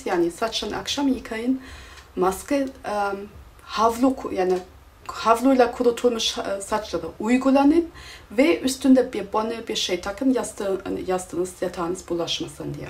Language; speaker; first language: Turkish; non-native, fluent; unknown